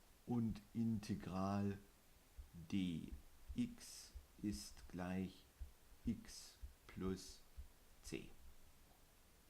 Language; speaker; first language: German; native; German